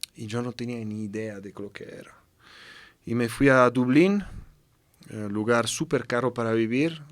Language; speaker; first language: Spanish; non-native, fluent; Italian